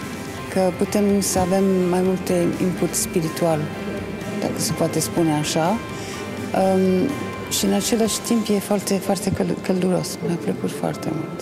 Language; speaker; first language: Romanian; non-native, fluent; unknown